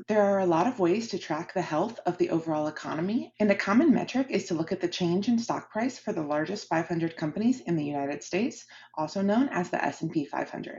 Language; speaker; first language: English; native; English